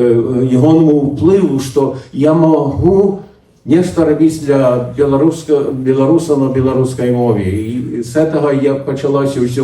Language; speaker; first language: Belarusian; early bilingual, heritage; Belarusian